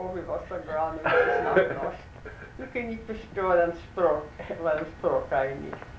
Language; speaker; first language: Norwegian; early bilingual, heritage; Norwegian